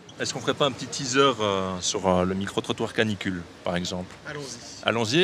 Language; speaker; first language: French; native; French